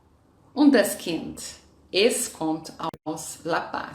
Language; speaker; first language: German; non-native, fluent; Portuguese